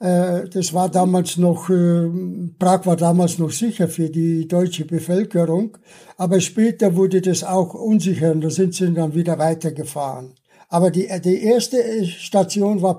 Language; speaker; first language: German; early bilingual, other home language; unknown